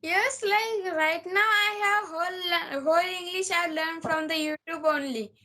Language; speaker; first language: English; non-native, learner; Marathi